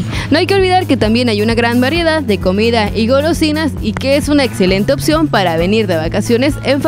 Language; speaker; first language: Spanish; native; Spanish